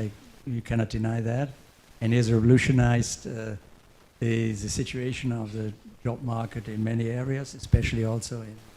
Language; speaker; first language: English; non-native, fluent; German